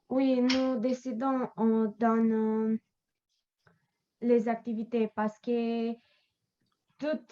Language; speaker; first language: French; non-native, learner; Romanian